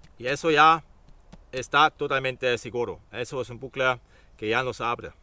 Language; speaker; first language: Spanish; non-native, fluent; German